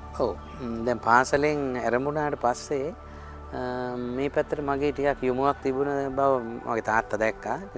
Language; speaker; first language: Sinhala; native; Sinhala